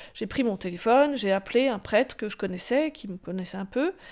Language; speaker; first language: French; native; French